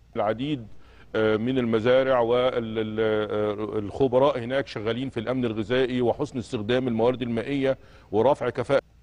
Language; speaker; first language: Arabic; native; Arabic